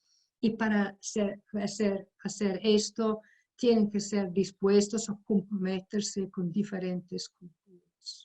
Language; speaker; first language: Spanish; non-native, fluent; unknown